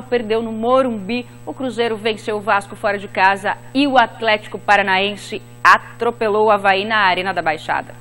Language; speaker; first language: Portuguese; native; Portuguese